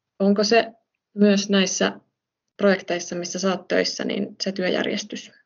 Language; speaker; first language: Finnish; native; Finnish